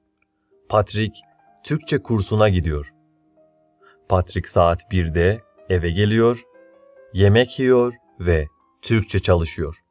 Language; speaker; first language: Turkish; non-native, fluent; Persian